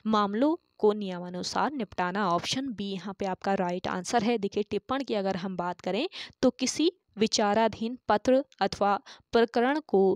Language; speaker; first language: Hindi; native; Hindi